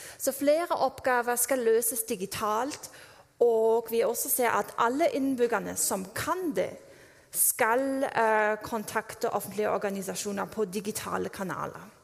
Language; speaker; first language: Norwegian; non-native, fluent; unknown